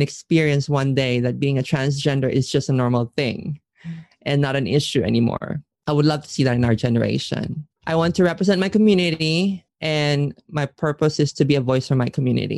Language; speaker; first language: English; non-native, local second language; Filipino